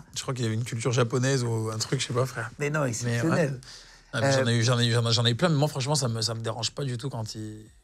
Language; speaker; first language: French; native; French